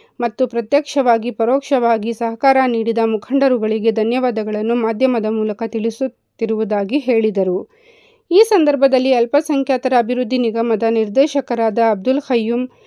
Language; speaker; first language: Kannada; native; Kannada